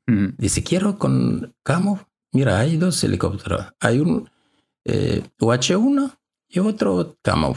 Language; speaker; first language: Spanish; non-native, learner; Russian